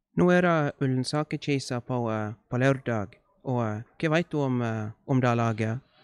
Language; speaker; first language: Norwegian; native; Norwegian